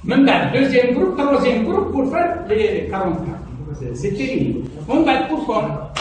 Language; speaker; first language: French; non-native, local second language; Arabic